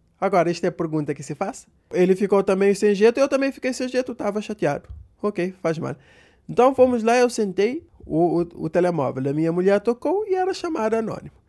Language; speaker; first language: Portuguese; non-native, local second language; Kabuverdianu